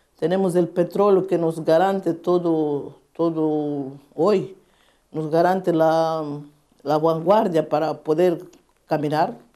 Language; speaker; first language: Spanish; non-native, fluent; Portuguese